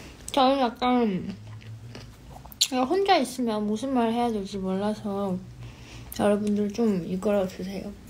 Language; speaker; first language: Korean; non-native, fluent; Chinese